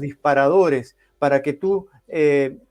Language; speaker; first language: Spanish; native; Spanish